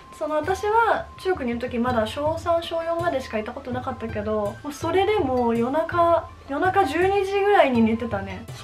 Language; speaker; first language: Japanese; early bilingual, other home language; Chinese